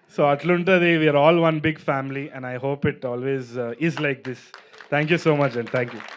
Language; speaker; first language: Telugu; native; Telugu